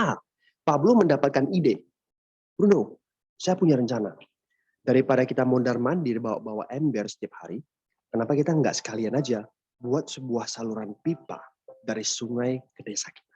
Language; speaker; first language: Indonesian; native; Indonesian